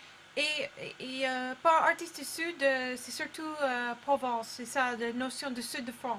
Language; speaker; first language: French; non-native, learner; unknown